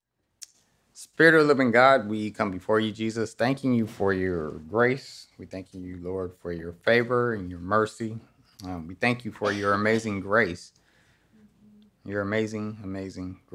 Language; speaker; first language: English; native; English